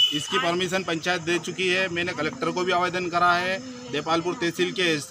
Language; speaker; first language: Hindi; native; Hindi